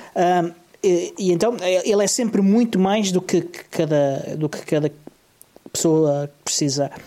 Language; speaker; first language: Portuguese; native; Portuguese